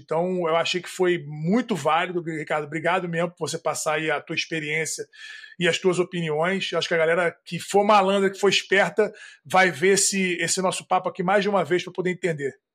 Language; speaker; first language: Portuguese; native; Portuguese